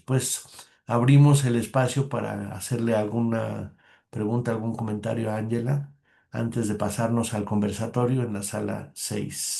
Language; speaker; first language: Spanish; native; Spanish